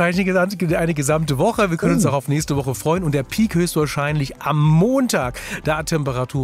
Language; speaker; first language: German; native; German